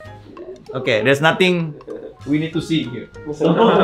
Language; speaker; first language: English; non-native, fluent; Indonesian